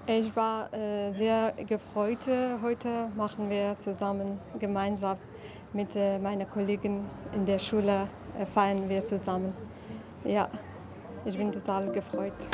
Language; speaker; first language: German; non-native, learner; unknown